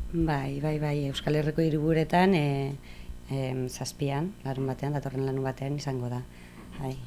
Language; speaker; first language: Basque; non-native, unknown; Catalan